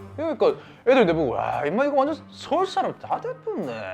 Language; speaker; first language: Korean; native; Korean